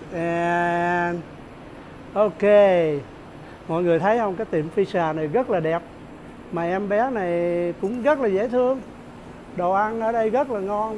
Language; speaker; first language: Vietnamese; native; Vietnamese